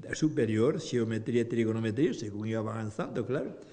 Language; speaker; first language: Spanish; non-native, local second language; Galician